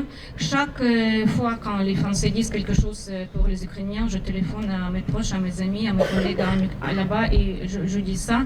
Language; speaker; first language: French; non-native, fluent; Ukrainian